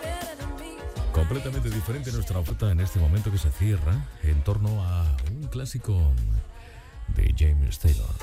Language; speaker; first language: Spanish; native; Spanish